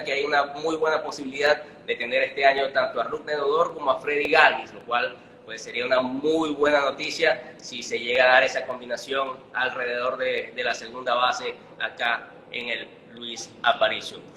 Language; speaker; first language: Spanish; native; Spanish